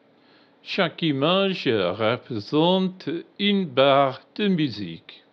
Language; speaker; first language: French; non-native, learner; English